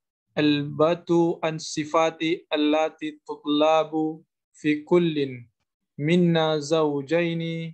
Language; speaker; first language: Arabic; non-native, learner; Indonesian